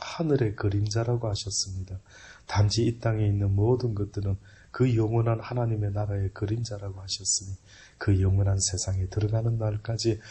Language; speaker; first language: Korean; native; Korean